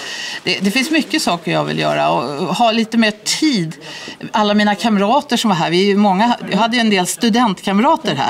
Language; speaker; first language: Swedish; native; Swedish